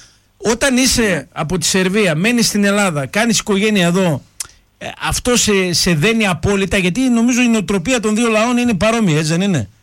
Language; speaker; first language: Greek; native; Greek